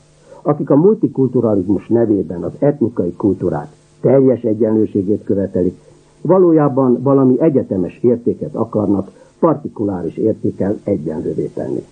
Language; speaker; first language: Hungarian; native; Hungarian